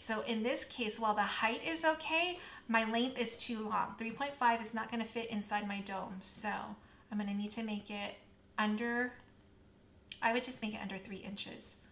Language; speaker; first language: English; native; English